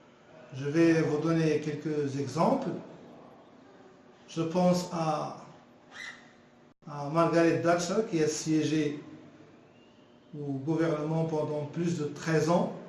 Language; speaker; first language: French; non-native, local second language; Arabic